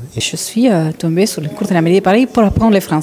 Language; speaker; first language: French; non-native, fluent; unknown